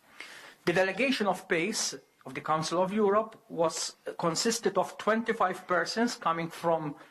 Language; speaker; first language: English; non-native, local second language; Maltese